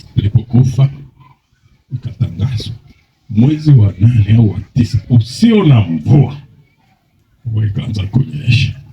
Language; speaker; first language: Swahili; non-native, local second language; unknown